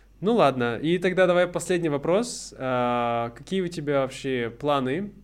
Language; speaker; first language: Russian; native; Russian